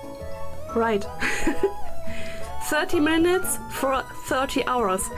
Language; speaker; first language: English; non-native, learner; German